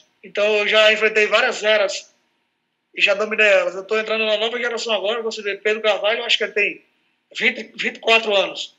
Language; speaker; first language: Portuguese; native; Portuguese